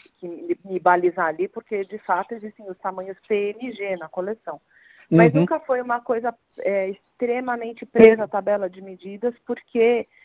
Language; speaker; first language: Portuguese; native; Portuguese